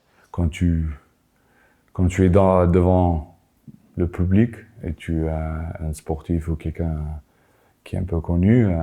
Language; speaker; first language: French; non-native, fluent; Afrikaans